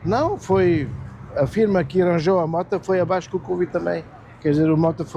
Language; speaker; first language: Portuguese; early bilingual, heritage; German